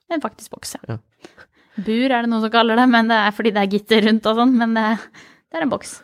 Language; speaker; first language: Norwegian; native; Norwegian